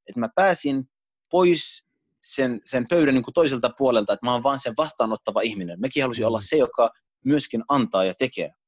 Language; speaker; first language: Finnish; early bilingual, other home language; Arabic